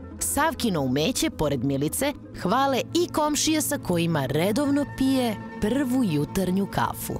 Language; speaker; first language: Bosnian; native; Bosnian